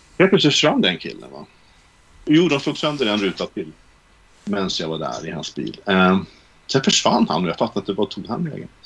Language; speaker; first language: Swedish; native; Swedish